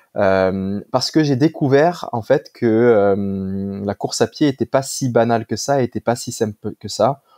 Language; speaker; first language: French; native; French